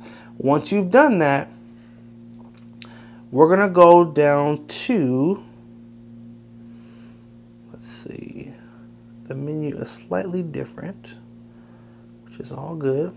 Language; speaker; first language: English; native; English